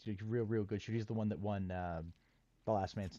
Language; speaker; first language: English; native; English